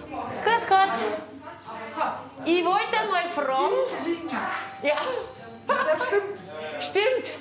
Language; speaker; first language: German; native; German